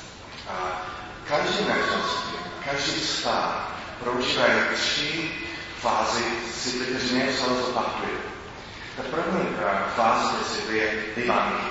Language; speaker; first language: Czech; non-native, fluent; English